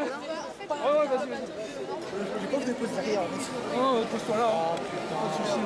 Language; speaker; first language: French; native; French